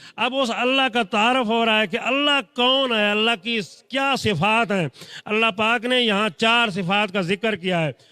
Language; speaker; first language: Urdu; non-native, local second language; Saraiki